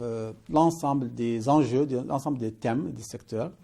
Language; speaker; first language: French; non-native, local second language; Arabic